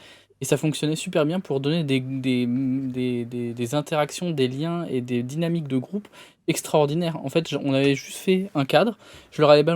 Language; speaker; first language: French; native; French